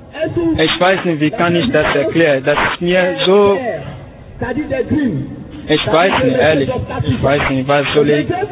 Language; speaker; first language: German; non-native, learner; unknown